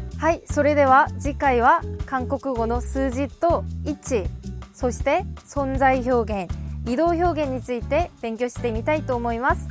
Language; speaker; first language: Japanese; non-native, fluent; Korean